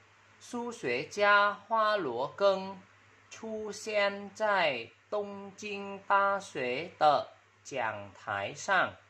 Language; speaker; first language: Chinese; non-native, fluent; Vietnamese